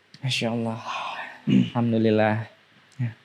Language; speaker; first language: Indonesian; non-native, local second language; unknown